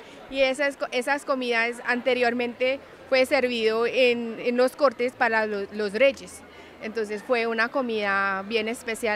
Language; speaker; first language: Spanish; non-native, fluent; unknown